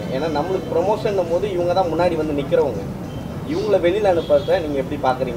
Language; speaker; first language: Tamil; native; Tamil